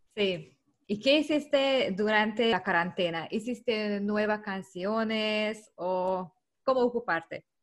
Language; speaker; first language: Spanish; non-native, learner; Hungarian